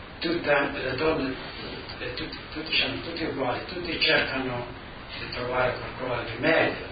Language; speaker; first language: Italian; non-native, local second language; Slovenian